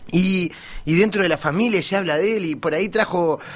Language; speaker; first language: Spanish; native; Spanish